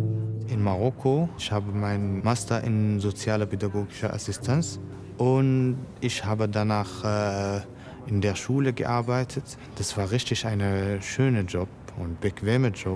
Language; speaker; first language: German; non-native, learner; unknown